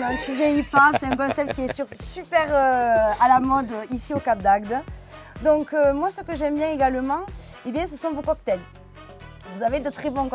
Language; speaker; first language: French; native; French